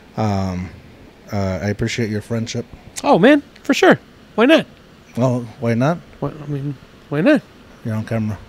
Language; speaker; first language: English; native; English